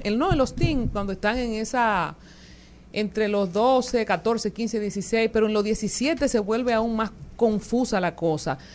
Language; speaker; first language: Spanish; native; Spanish